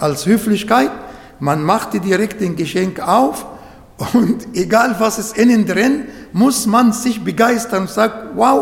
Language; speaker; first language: German; non-native, fluent; Arabic